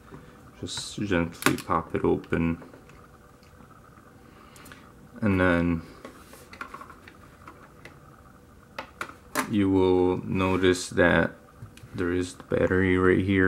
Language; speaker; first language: English; native; English